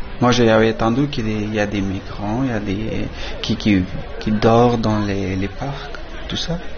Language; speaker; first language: French; non-native, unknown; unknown